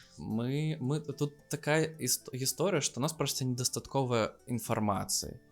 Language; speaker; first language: Belarusian; non-native, local second language; Russian